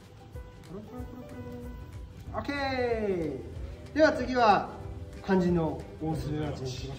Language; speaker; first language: Japanese; native; Japanese